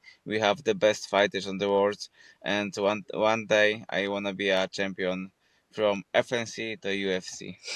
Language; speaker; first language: English; non-native, fluent; Polish